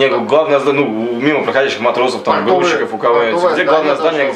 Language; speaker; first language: Russian; native; Russian